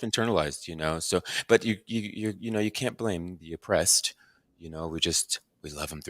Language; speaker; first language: English; native; English